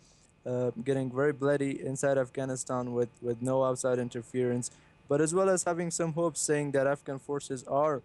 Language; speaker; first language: English; non-native, fluent; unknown